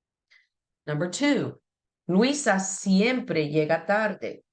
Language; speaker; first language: Spanish; non-native, fluent; English